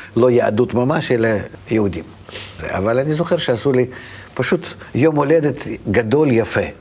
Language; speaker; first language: Hebrew; non-native, fluent; Russian